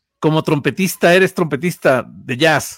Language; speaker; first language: Spanish; native; Spanish